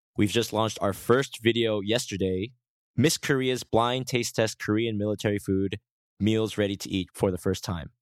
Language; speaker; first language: English; native; English